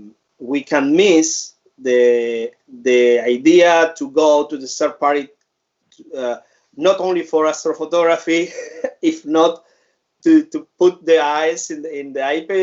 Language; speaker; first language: English; non-native, fluent; Spanish